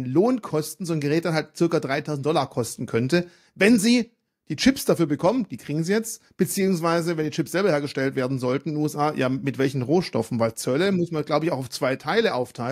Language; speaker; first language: German; native; German